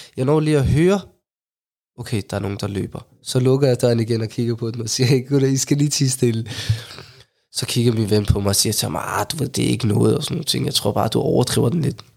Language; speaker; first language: Danish; early bilingual, other home language; Somali